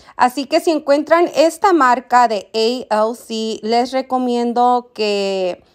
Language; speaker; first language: Spanish; early bilingual, heritage; Spanish